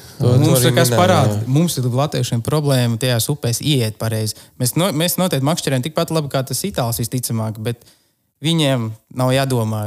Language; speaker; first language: Latvian; native; Latvian